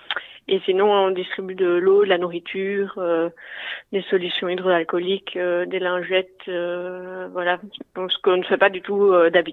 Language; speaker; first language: French; native; French